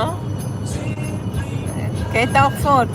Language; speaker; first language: German; non-native, fluent; Cebuano